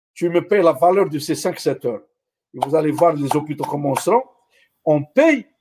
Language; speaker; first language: French; non-native, local second language; Arabic